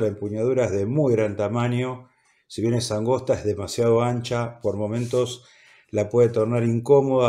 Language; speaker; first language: Spanish; native; Spanish